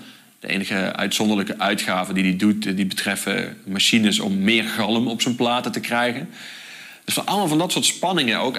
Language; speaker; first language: Dutch; native; Dutch